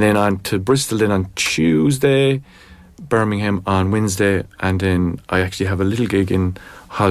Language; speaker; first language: English; native; English